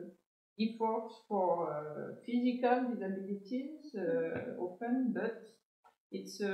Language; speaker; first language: English; non-native, learner; French